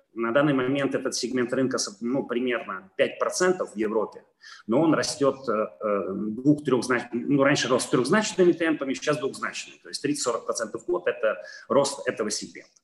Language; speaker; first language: Russian; non-native, fluent; Italian